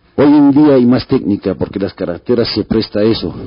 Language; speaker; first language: Spanish; non-native, fluent; French